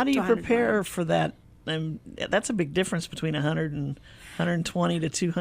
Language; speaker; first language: English; native; English